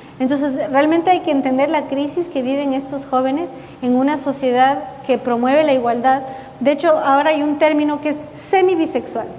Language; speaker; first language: Spanish; early bilingual, heritage; Spanish